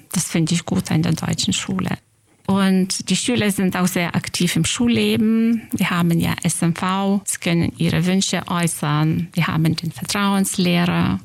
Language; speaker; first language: German; non-native, fluent; Lithuanian